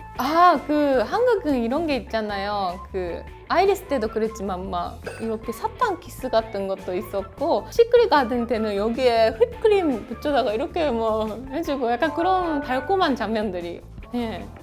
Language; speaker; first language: Korean; non-native, fluent; Japanese